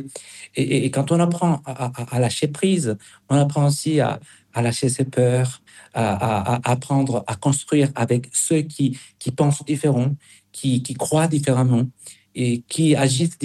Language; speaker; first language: French; non-native, fluent; Spanish